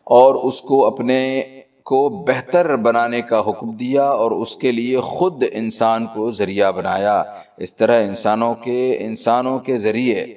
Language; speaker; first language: Urdu; native; Urdu